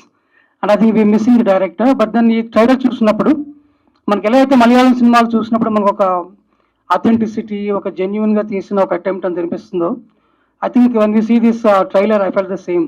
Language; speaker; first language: Telugu; native; Telugu